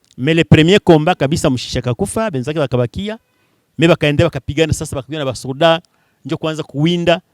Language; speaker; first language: Swahili; non-native, local second language; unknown